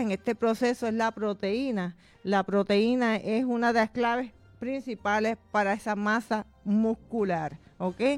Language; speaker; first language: Spanish; native; Spanish